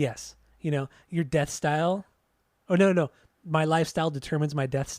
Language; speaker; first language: English; native; English